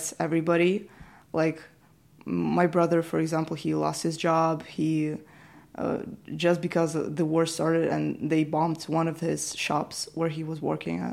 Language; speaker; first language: English; non-native, fluent; Ukrainian